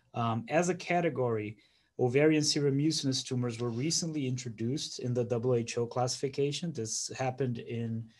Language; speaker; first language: English; non-native, fluent; Portuguese